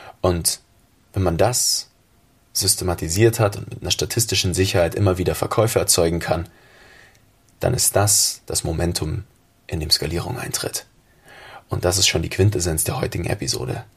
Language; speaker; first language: German; native; German